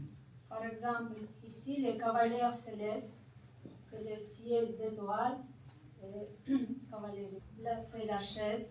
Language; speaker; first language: French; non-native, learner; Kazakh